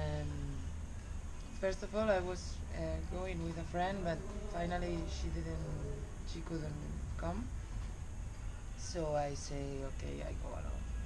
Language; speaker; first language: English; non-native, learner; Spanish